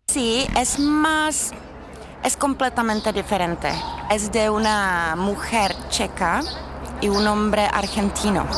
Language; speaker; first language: Spanish; non-native, learner; Czech